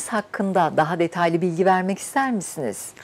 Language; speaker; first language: Turkish; native; Turkish